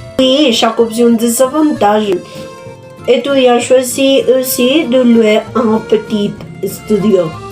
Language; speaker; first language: French; non-native, learner; Spanish